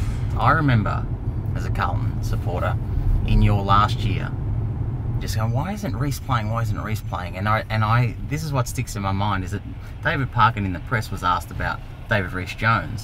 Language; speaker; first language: English; native; English